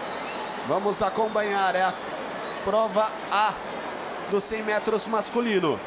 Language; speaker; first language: Portuguese; native; Portuguese